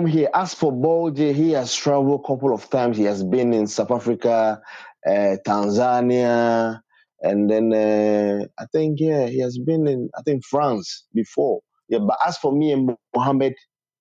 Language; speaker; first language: English; non-native, local second language; Ewe